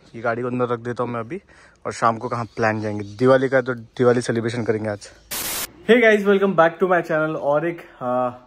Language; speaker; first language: Hindi; non-native, local second language; Marathi